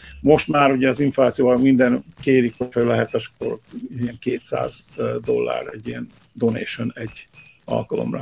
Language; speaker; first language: Hungarian; early bilingual, heritage; Hungarian